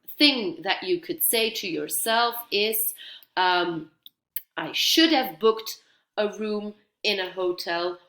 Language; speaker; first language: English; non-native, fluent; Dutch